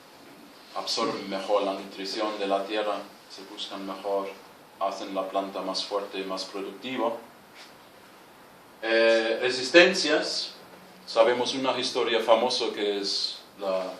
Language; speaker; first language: Spanish; non-native, fluent; German